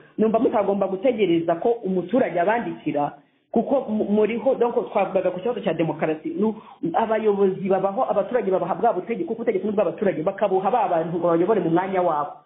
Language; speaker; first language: Kinyarwanda; native; Kinyarwanda